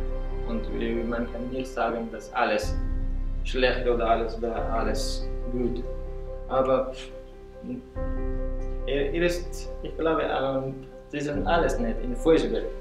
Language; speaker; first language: German; non-native, learner; Persian